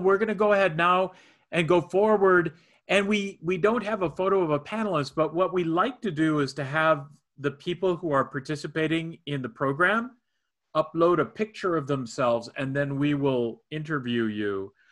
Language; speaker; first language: English; native; English